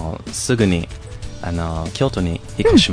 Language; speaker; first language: Japanese; non-native, fluent; English